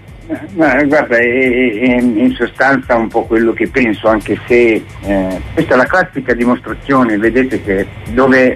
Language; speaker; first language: Italian; native; Italian